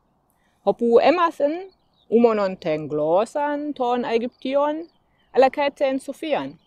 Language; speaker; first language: Greek; non-native, fluent; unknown